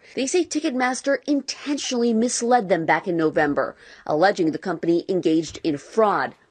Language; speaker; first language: English; native; English